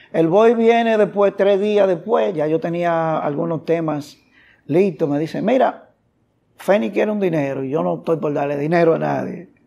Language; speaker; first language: Spanish; native; Spanish